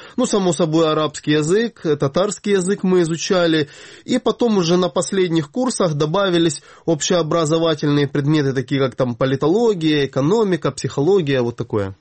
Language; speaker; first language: Russian; native; Russian